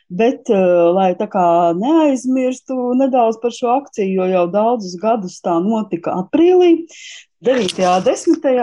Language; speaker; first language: Latvian; native; Latvian